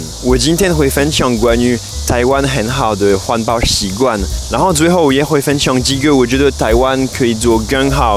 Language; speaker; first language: Chinese; non-native, fluent; French